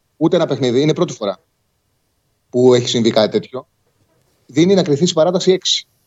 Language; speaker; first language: Greek; native; Greek